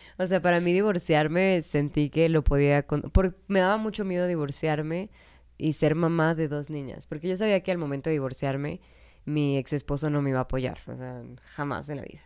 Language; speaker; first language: Spanish; native; Spanish